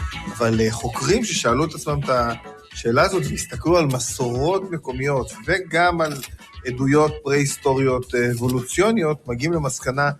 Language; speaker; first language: Hebrew; native; Hebrew